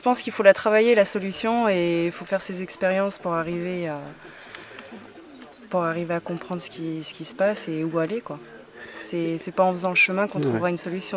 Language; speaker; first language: French; native; French